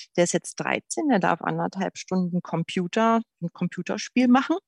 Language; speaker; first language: German; native; German